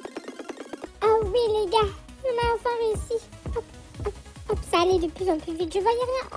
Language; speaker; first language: French; native; French